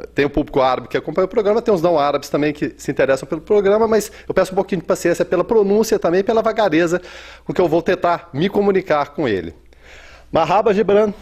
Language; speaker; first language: Portuguese; native; Portuguese